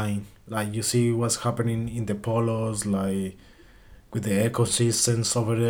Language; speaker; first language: English; non-native, learner; Spanish